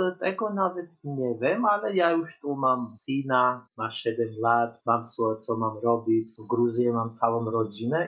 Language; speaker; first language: Polish; non-native, learner; Georgian